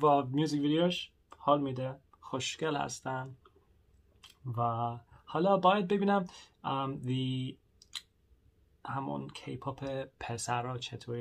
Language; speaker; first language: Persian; non-native, learner; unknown